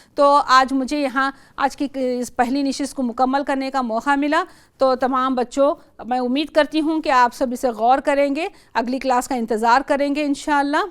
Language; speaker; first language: Urdu; native; Urdu